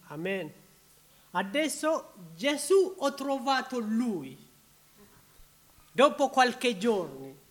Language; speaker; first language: Italian; non-native, learner; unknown